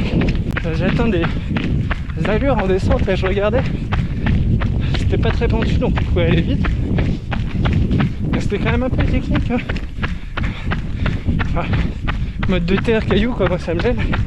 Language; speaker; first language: French; native; French